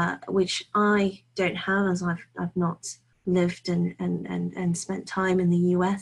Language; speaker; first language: English; native; English